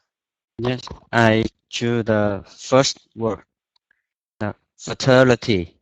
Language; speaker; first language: English; non-native, learner; Vietnamese